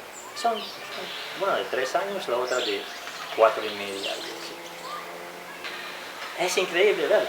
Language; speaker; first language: Spanish; non-native, fluent; French